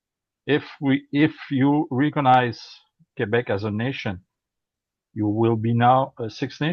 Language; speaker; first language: English; non-native, learner; French